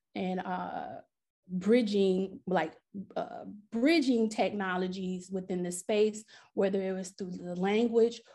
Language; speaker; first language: English; native; English